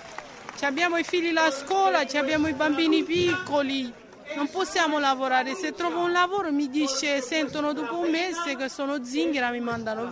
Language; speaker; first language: Italian; non-native, fluent; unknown